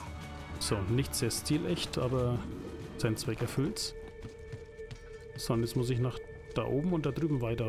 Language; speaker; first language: German; native; German